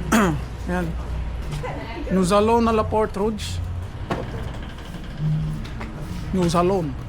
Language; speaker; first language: French; non-native, learner; Filipino